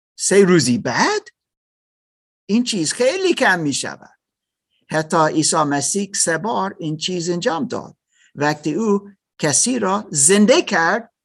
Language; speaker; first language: Persian; non-native, learner; German